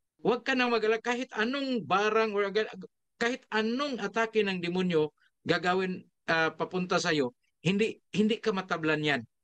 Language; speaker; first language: Filipino; non-native, local second language; Cebuano